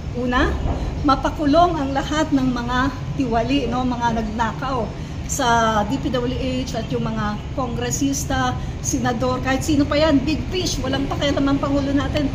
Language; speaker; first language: Filipino; non-native, local second language; Cebuano